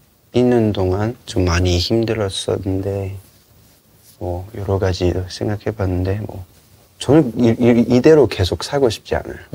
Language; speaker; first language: Korean; non-native, learner; Cantonese